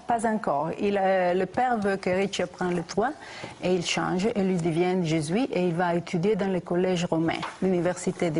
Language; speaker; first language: French; non-native, fluent; Italian